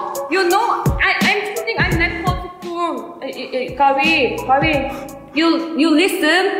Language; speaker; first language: English; non-native, learner; Korean